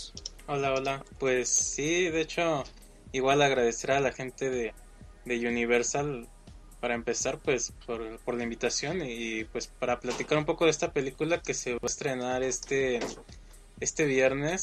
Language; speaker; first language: Spanish; native; Spanish